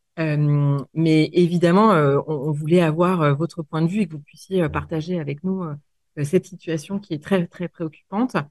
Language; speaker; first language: French; native; French